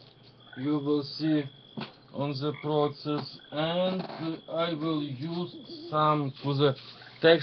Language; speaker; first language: English; non-native, learner; Ukrainian